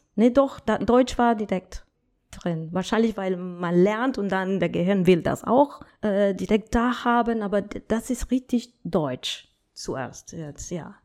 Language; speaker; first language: German; non-native, fluent; Spanish